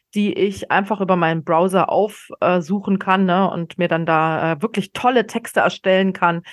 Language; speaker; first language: German; native; German